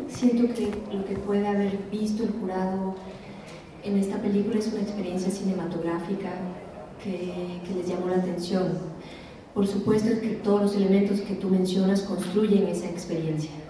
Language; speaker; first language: Spanish; native; Spanish